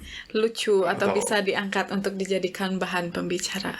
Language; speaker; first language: Indonesian; native; Indonesian